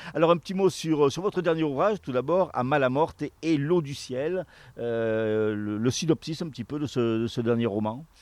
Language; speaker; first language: French; native; French